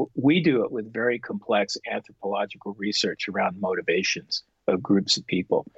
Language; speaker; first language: English; native; English